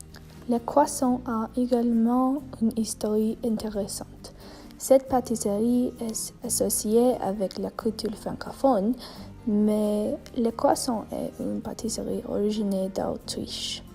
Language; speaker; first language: French; non-native, learner; English